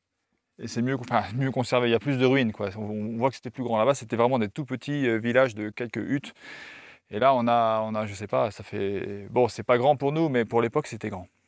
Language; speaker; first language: French; native; French